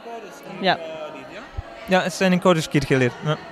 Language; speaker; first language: German; non-native, learner; Spanish